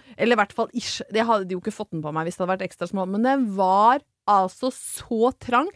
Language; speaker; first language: Norwegian; native; Norwegian